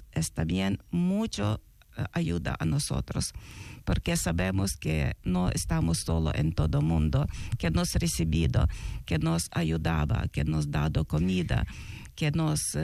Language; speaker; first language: Spanish; non-native, learner; Ukrainian